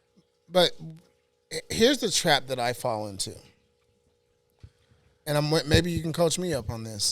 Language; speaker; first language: English; native; English